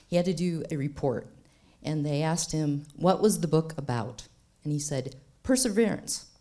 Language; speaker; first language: English; native; English